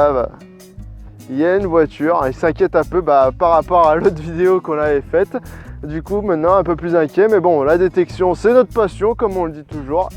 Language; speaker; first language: French; native; French